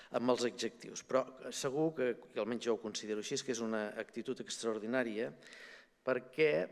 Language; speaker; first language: Catalan; native; Catalan